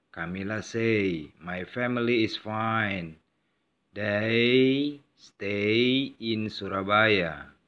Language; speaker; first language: English; non-native, learner; Indonesian